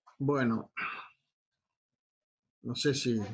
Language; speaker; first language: Spanish; native; Spanish